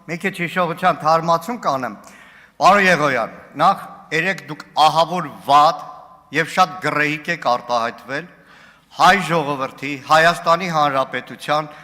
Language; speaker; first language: Armenian; native; Armenian